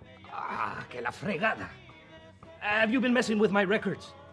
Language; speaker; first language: English; early bilingual, other home language; Spanish